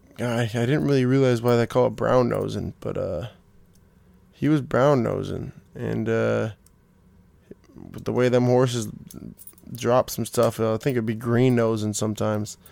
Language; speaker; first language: English; native; English